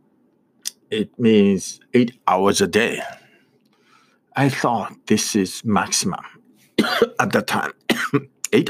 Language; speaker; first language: English; non-native, fluent; Japanese